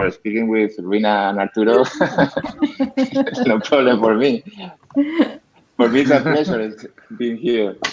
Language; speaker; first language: English; non-native, learner; Spanish